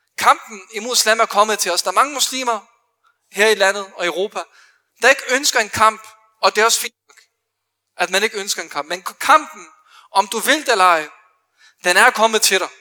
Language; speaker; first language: Danish; early bilingual, other home language; Arabic